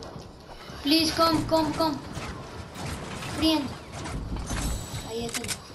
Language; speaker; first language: English; non-native, learner; Spanish